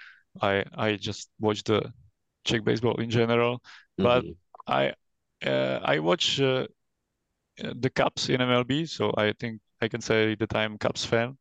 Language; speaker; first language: English; non-native, fluent; Czech